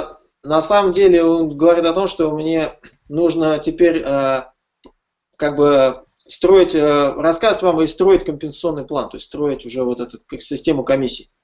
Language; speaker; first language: Russian; native; Russian